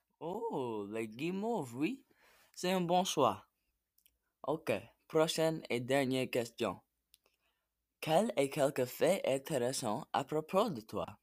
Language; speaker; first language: French; non-native, learner; English